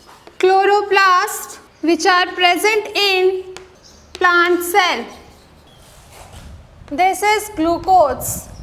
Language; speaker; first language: English; non-native, local second language; Hindi